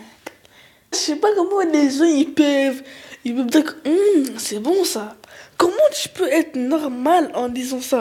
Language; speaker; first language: French; early bilingual, other home language; Arabic